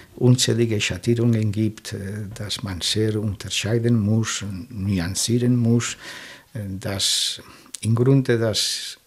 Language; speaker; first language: German; non-native, fluent; French